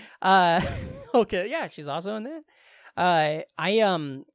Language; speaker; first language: English; native; English